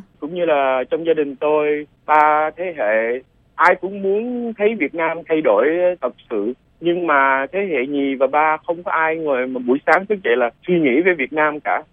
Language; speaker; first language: Vietnamese; early bilingual, other home language; English